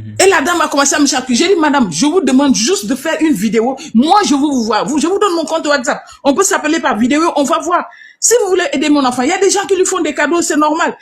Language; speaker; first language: French; non-native, local second language; Wolof